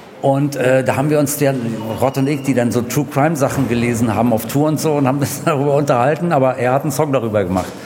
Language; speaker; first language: German; native; German